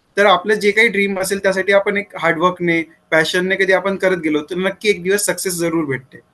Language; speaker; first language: Marathi; native; Marathi